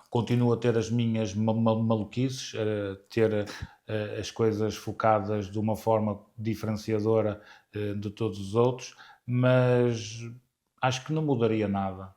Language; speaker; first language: Portuguese; native; Portuguese